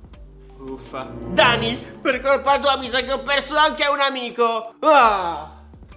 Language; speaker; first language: Italian; native; Italian